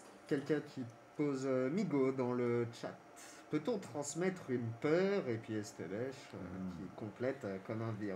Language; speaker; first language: French; native; French